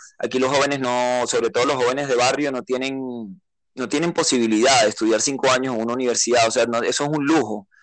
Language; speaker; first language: Spanish; native; Spanish